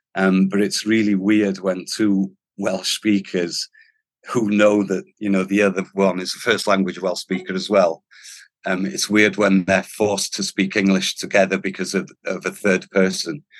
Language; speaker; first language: English; non-native, local second language; Welsh